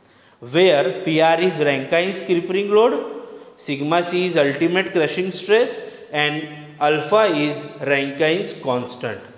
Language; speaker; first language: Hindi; non-native, local second language; Marathi